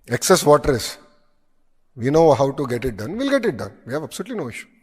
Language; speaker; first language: English; non-native, local second language; Telugu